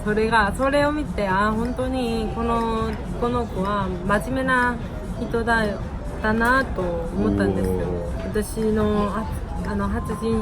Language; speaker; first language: Japanese; non-native, fluent; Korean